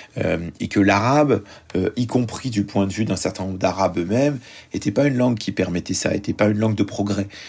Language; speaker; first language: French; early bilingual, other home language; Arabic